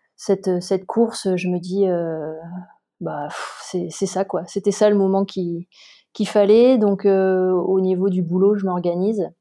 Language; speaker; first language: French; native; French